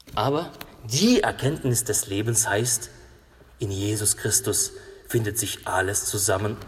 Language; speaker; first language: German; non-native, fluent; Russian